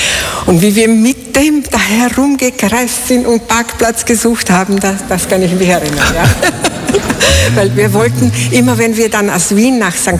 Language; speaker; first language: German; non-native, fluent; Slovak